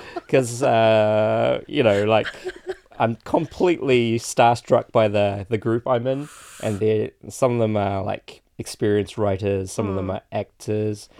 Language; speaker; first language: English; native; English